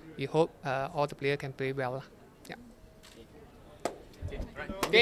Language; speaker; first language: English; non-native, learner; Malay